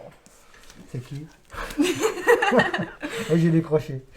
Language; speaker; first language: French; native; French